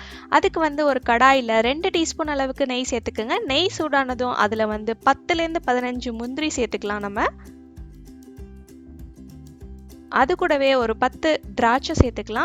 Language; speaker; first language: Tamil; native; Tamil